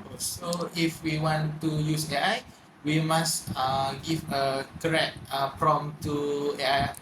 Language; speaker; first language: English; non-native, learner; Malay